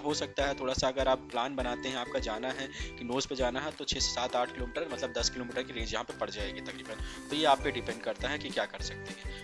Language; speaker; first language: Hindi; native; Hindi